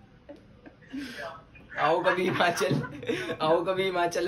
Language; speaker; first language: Hindi; native; Hindi